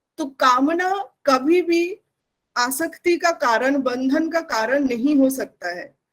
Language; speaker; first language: Hindi; non-native, local second language; Bangla